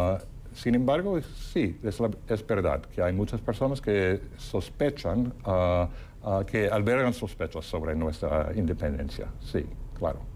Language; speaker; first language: Spanish; non-native, fluent; English